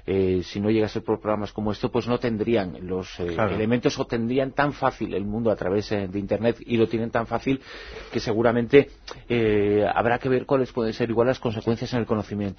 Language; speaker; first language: Spanish; native; Spanish